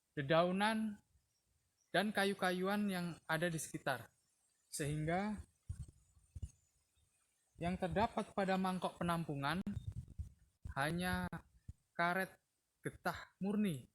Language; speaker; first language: Indonesian; native; Indonesian